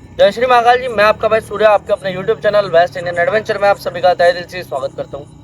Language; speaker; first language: Hindi; native; Hindi